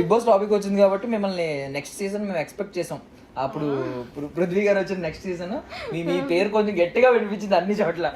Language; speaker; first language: Telugu; native; Telugu